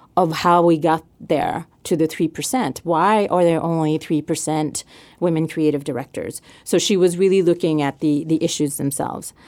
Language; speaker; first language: English; non-native, fluent; French